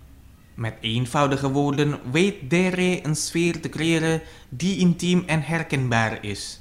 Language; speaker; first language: Dutch; non-native, fluent; Indonesian